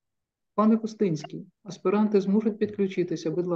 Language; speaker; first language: Ukrainian; native; Ukrainian